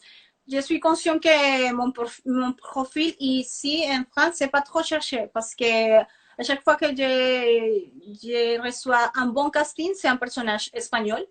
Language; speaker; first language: French; non-native, fluent; Spanish